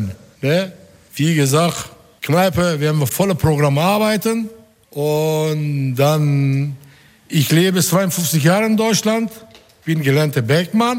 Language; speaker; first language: German; non-native, fluent; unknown